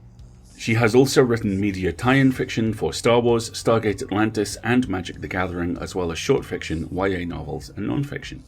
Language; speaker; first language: English; native; English